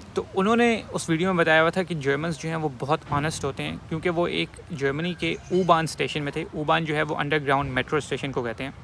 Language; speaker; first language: Urdu; native; Urdu